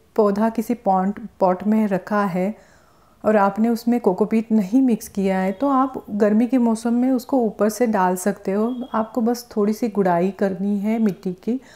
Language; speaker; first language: Hindi; non-native, local second language; Marathi